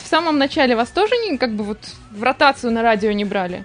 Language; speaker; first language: Russian; native; Russian